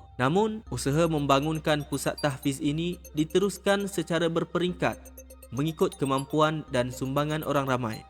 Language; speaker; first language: Malay; native; Malay